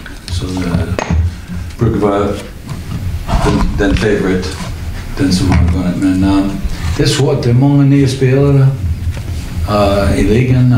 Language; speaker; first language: Swedish; non-native, learner; English